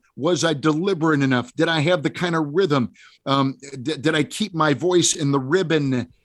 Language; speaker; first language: English; native; English